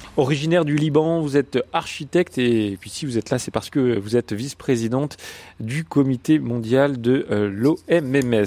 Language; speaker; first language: French; native; French